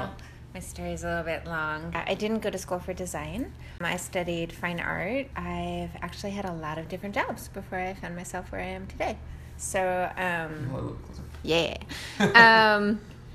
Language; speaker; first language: English; native; English